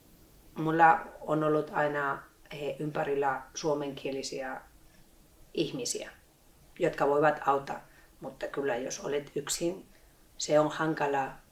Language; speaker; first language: Finnish; non-native, fluent; Spanish